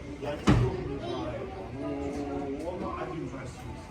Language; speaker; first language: Russian; non-native, learner; Turkish